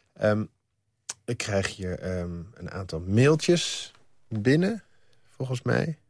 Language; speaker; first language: Dutch; native; Dutch